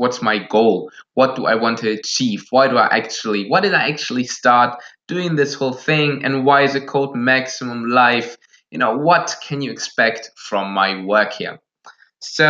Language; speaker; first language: English; non-native, fluent; Russian